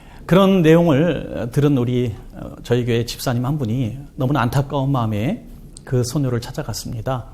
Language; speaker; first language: Korean; native; Korean